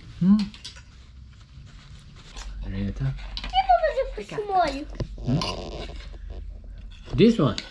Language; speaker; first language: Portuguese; non-native, learner; Turkish